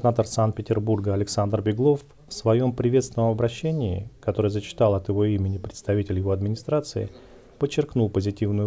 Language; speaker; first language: Russian; native; Russian